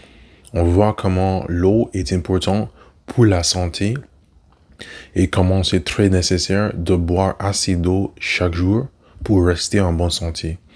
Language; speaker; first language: French; non-native, learner; English